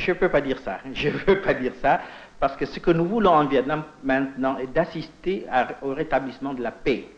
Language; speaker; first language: French; non-native, fluent; Indonesian